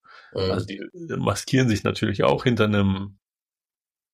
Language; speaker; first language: German; native; German